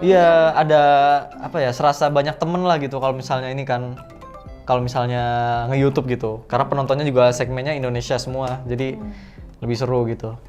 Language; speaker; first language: Indonesian; native; Indonesian